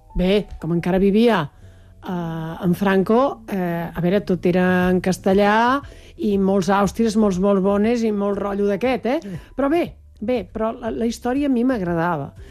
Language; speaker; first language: Catalan; native; Catalan